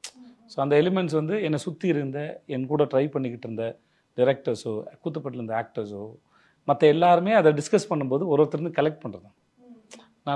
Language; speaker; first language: Tamil; native; Tamil